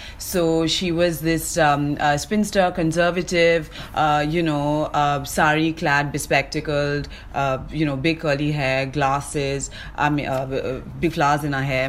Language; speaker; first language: English; non-native, local second language; Malayalam